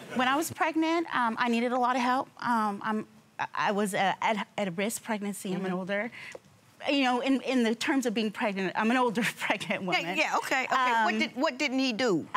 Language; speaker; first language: English; native; English